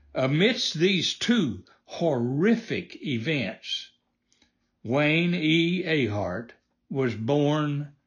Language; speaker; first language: English; native; English